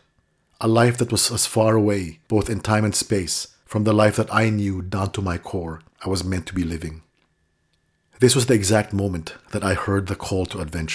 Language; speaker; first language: English; non-native, local second language; Filipino